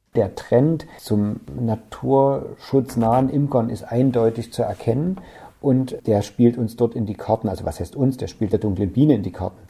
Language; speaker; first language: German; native; German